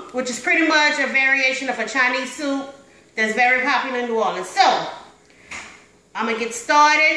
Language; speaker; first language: English; native; English